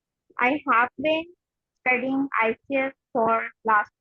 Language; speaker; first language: English; non-native, learner; Urdu